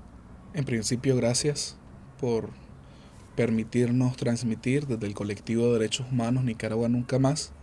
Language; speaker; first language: Spanish; native; Spanish